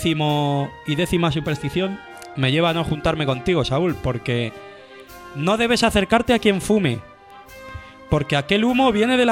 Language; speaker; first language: Spanish; native; Spanish